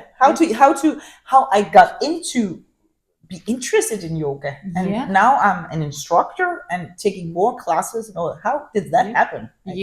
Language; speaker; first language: English; non-native, fluent; Danish